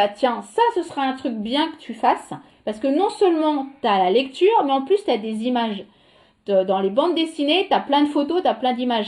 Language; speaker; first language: French; native; French